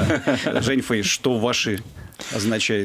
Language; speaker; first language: Russian; native; Russian